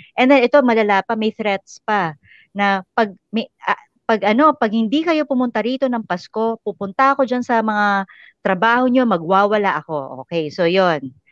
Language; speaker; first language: Filipino; native; Filipino